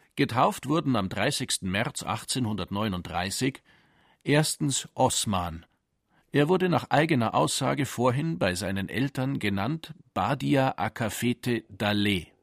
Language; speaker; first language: German; native; German